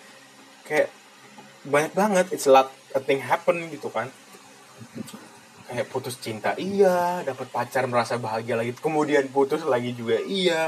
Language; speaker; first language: Indonesian; native; Indonesian